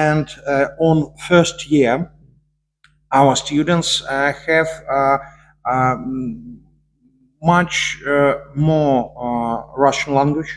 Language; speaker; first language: English; non-native, learner; Russian